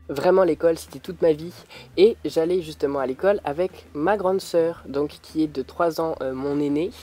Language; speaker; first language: French; native; French